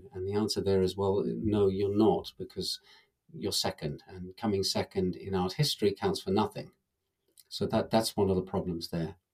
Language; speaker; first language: English; native; English